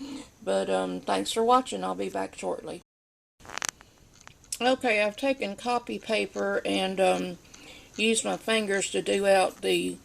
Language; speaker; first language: English; native; English